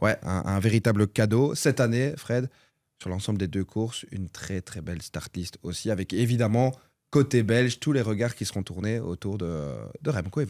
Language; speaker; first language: French; native; French